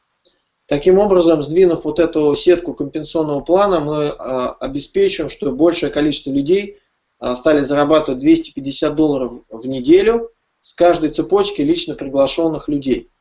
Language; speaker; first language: Russian; native; Russian